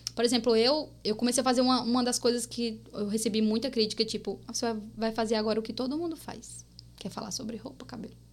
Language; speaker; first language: Portuguese; native; Portuguese